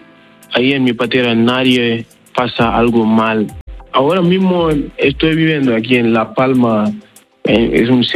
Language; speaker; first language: Spanish; non-native, learner; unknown